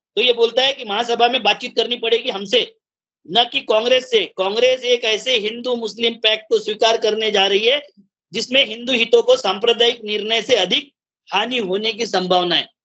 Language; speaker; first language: Hindi; non-native, local second language; Marathi